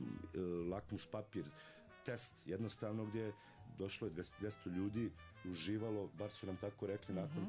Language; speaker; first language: Serbian; native; Serbian